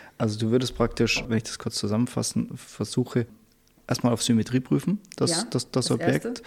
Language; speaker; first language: German; native; German